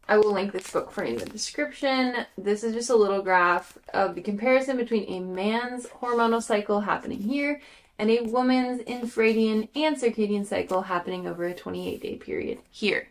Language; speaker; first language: English; native; English